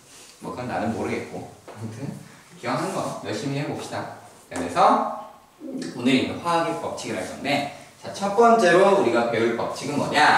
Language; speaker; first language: Korean; native; Korean